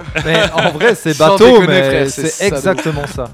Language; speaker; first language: French; native; French